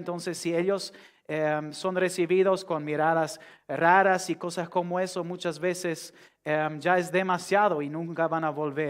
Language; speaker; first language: Spanish; non-native, fluent; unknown